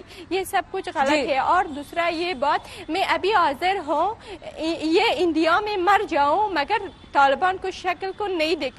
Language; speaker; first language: Hindi; non-native, fluent; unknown